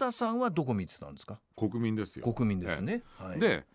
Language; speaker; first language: Japanese; native; Japanese